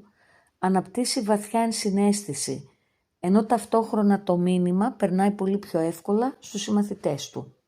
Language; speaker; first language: Greek; native; Greek